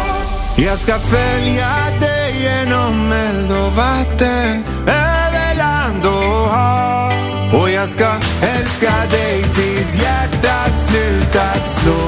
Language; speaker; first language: Swedish; native; Swedish